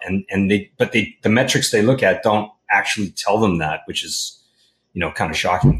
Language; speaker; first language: English; native; English